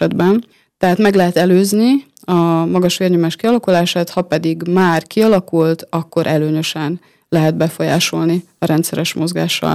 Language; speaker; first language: Hungarian; native; Hungarian